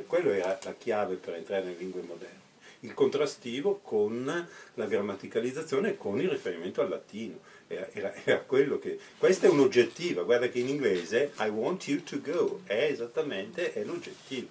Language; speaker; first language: Italian; native; Italian